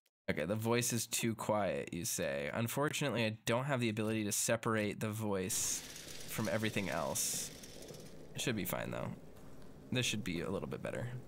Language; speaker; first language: English; native; English